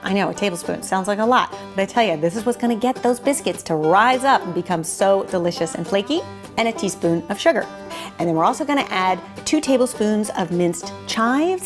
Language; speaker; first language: English; native; English